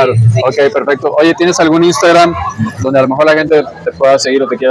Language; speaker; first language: Spanish; native; Spanish